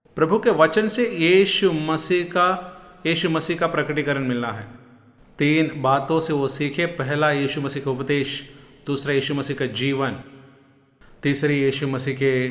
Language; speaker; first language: Hindi; non-native, local second language; Malayalam